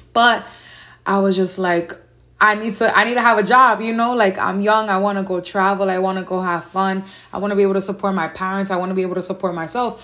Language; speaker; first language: English; native; English